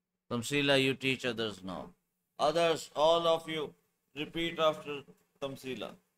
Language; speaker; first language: English; non-native, local second language; Urdu